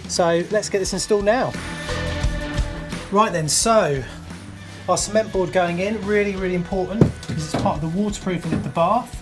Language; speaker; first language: English; native; English